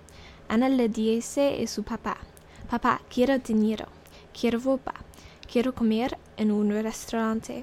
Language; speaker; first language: Spanish; non-native, learner; English